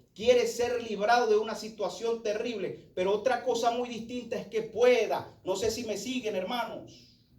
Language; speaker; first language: Spanish; native; Spanish